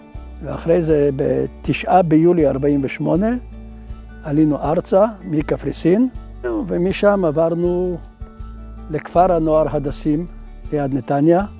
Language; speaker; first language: Hebrew; early bilingual, other home language; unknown